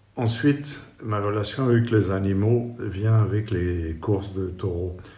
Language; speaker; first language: French; non-native, fluent; Spanish